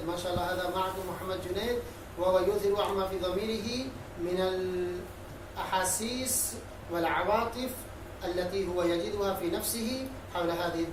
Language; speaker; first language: Arabic; non-native, fluent; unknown